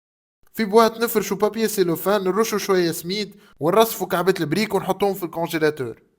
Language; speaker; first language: Arabic; native; Arabic